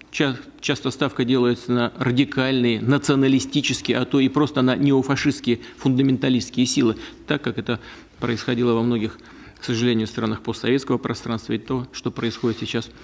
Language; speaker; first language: Russian; native; Russian